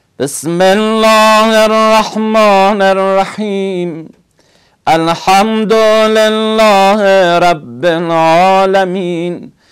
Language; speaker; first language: Arabic; non-native, fluent; Persian